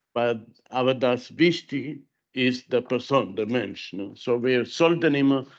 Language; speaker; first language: German; non-native, fluent; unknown